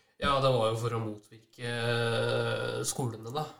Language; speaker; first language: Norwegian; native; Norwegian